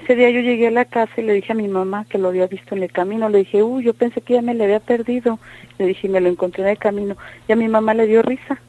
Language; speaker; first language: Spanish; native; Spanish